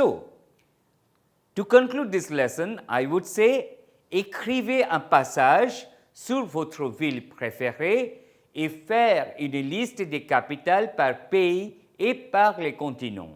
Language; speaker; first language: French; non-native, fluent; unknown